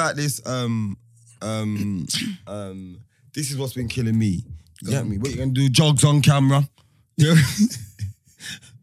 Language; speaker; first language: English; native; English